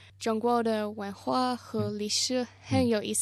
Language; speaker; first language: Chinese; non-native, learner; English